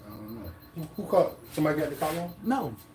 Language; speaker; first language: English; native; English